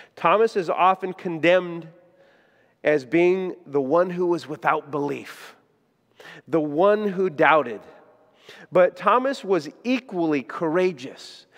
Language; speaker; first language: English; native; English